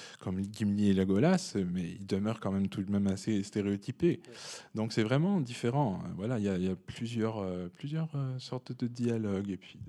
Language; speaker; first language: French; native; French